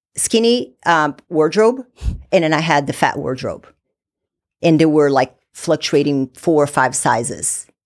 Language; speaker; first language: English; non-native, fluent; Portuguese